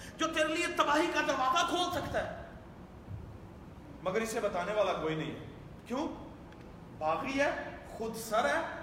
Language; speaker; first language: Urdu; non-native, local second language; Punjabi